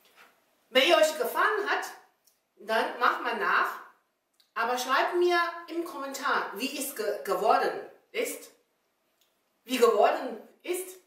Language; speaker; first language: German; non-native, learner; Chinese